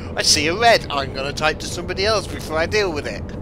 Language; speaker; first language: English; native; English